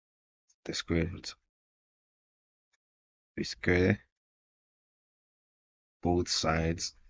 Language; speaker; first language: English; non-native, local second language; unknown